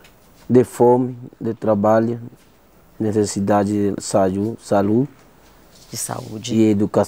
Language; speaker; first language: Portuguese; non-native, learner; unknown